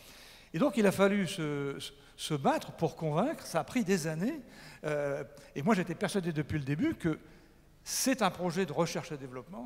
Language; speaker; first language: French; native; French